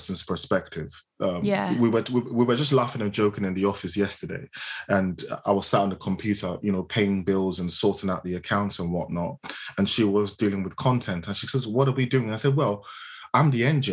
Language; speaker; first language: English; non-native, local second language; Yoruba